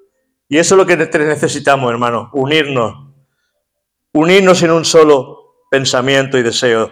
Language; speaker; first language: Spanish; native; Spanish